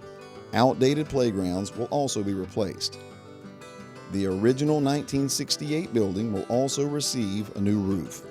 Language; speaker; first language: English; native; English